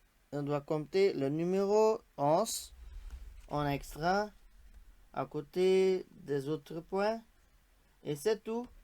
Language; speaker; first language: French; non-native, local second language; Dutch